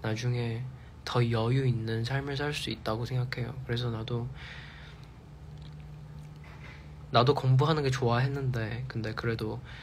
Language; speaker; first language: Korean; non-native, fluent; Chinese